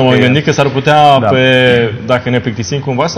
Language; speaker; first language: Romanian; native; Romanian